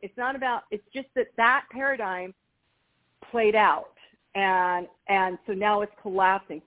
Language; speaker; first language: English; native; English